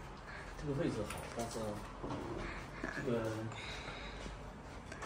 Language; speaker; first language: Chinese; native; Chinese